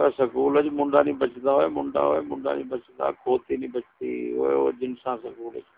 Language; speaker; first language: Urdu; non-native, local second language; Punjabi